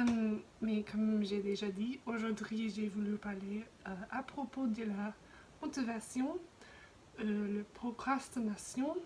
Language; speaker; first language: French; non-native, fluent; English